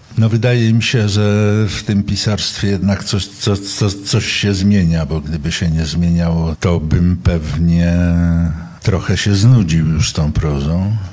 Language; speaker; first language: Polish; native; Polish